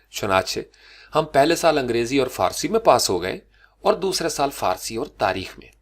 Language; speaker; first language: Urdu; non-native, local second language; Punjabi